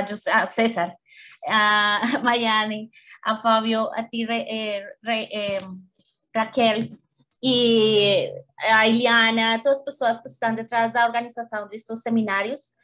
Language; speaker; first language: Portuguese; non-native, fluent; Spanish